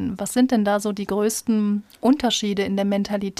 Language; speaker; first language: German; native; German